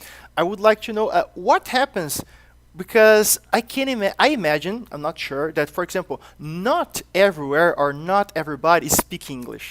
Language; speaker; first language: English; non-native, fluent; Portuguese